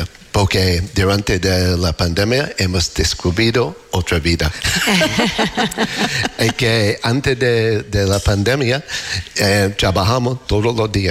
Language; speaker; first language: Spanish; non-native, learner; English